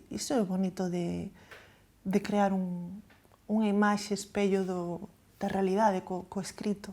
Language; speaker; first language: Galician; native; Galician